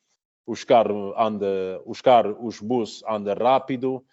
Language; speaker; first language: Portuguese; early bilingual, heritage; Portuguese